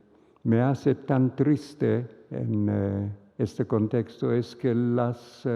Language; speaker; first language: Spanish; non-native, fluent; Hebrew